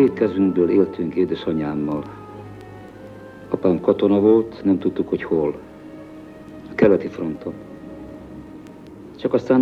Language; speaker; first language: Hungarian; native; Hungarian